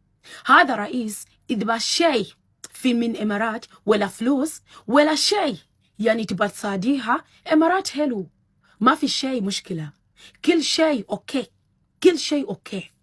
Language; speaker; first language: Arabic; non-native, learner; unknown